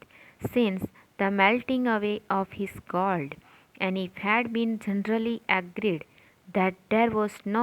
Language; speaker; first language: English; non-native, local second language; Gujarati